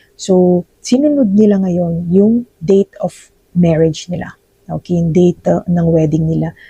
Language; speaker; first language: Filipino; native; Filipino